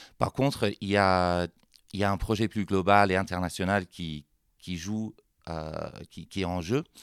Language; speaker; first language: French; non-native, fluent; English